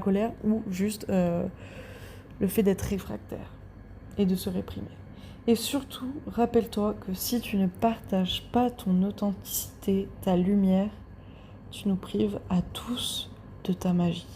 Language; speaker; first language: French; native; French